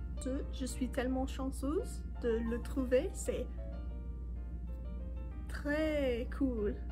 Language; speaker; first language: French; non-native, learner; English